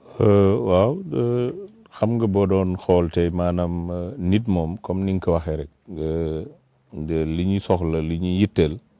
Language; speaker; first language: Wolof; non-native, local second language; Fula